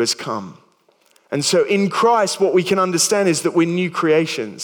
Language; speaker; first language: English; native; English